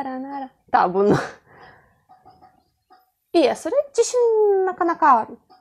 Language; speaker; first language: Japanese; non-native, learner; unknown